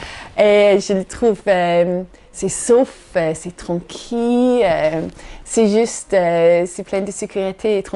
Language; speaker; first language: French; non-native, fluent; English